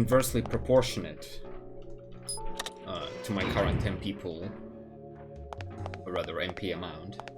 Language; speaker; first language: English; non-native, fluent; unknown